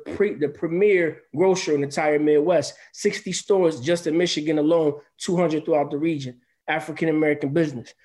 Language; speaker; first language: English; native; English